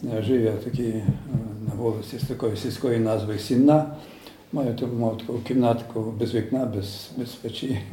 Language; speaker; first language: Ukrainian; native; Ukrainian